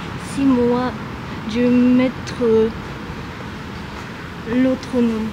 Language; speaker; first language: French; non-native, learner; Japanese